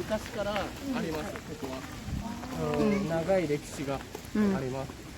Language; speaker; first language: Japanese; non-native, fluent; Mizo